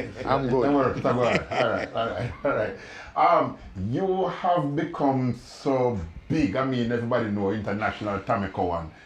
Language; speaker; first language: English; native; English